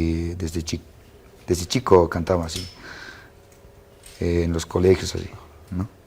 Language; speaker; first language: Spanish; non-native, local second language; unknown